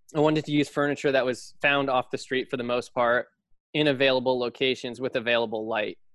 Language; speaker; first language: English; native; English